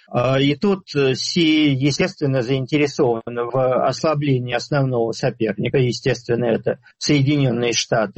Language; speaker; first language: Russian; native; Russian